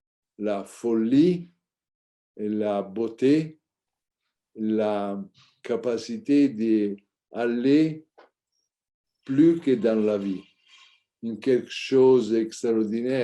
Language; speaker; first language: French; non-native, learner; Italian